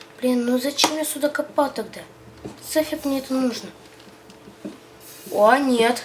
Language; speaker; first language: Russian; native; Russian